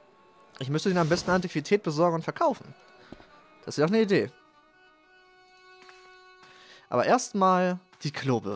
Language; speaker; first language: German; native; German